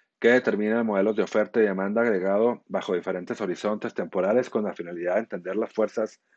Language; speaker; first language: Spanish; native; Spanish